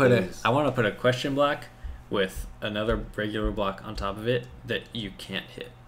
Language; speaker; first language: English; native; English